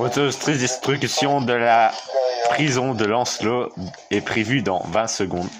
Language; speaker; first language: French; native; French